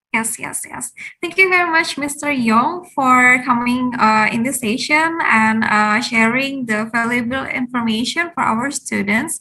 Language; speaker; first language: English; non-native, fluent; Indonesian